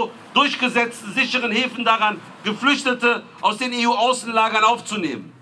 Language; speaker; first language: German; native; German